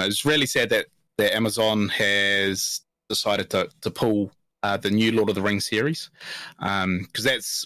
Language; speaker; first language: English; native; English